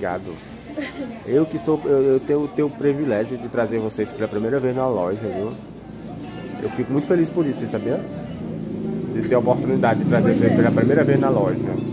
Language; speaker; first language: Portuguese; native; Portuguese